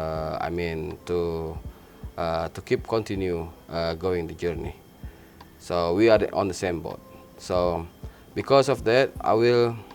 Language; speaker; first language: English; non-native, learner; Indonesian